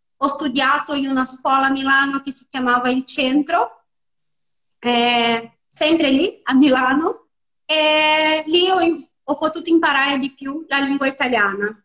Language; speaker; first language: Italian; non-native, fluent; Portuguese